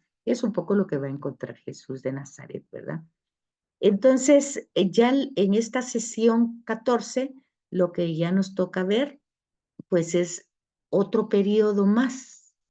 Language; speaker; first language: Spanish; native; Spanish